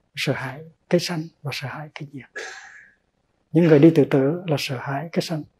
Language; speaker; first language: Vietnamese; native; Vietnamese